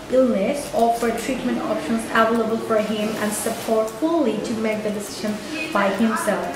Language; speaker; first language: English; non-native, local second language; Bangla